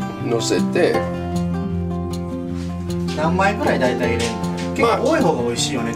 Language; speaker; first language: Japanese; native; Japanese